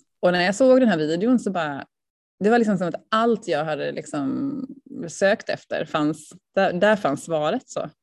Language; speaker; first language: Swedish; native; Swedish